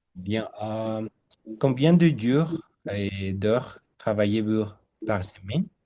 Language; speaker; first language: French; non-native, fluent; Spanish